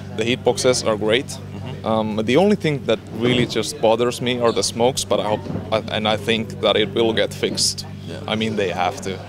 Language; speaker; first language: English; non-native, fluent; Finnish